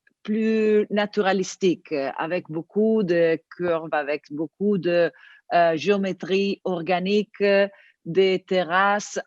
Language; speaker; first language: French; non-native, learner; Italian